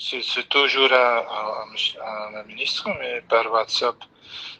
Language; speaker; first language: French; non-native, fluent; Dutch